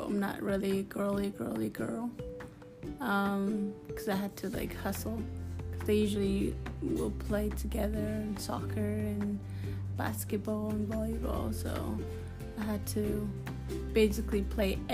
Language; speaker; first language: English; non-native, fluent; Amharic